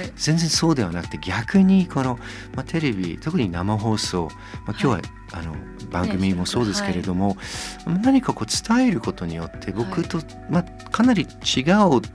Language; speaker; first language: Japanese; non-native, fluent; English